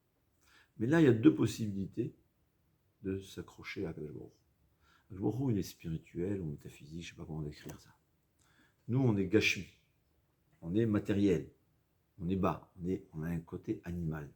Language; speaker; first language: French; native; French